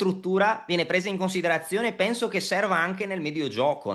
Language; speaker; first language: Italian; native; Italian